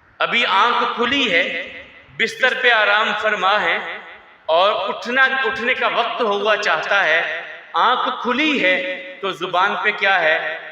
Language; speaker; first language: Urdu; non-native, local second language; Punjabi